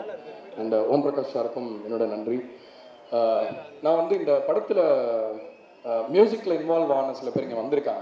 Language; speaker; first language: Tamil; native; Tamil